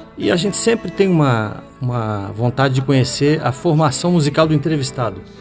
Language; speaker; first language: Portuguese; native; Portuguese